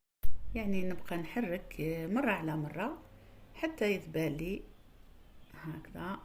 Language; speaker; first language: Arabic; native; Arabic